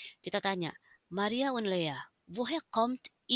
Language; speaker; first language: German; non-native, fluent; Indonesian